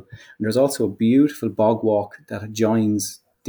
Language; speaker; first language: English; native; English